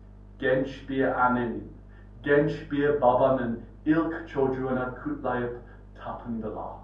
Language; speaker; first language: Turkish; non-native, fluent; English